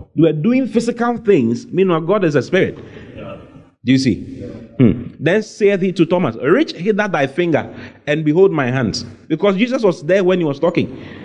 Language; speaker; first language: English; non-native, local second language; Akan